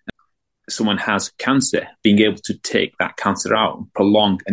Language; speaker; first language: English; native; English